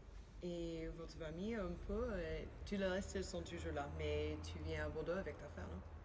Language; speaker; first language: French; non-native, learner; Spanish